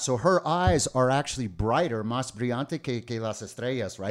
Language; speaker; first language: English; native; English